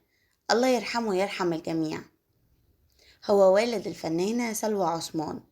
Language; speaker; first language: Arabic; native; Arabic